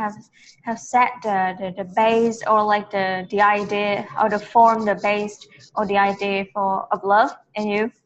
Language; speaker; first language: English; non-native, fluent; Vietnamese